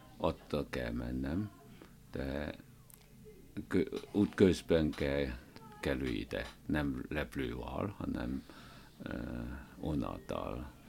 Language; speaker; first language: Hungarian; non-native, learner; Chinese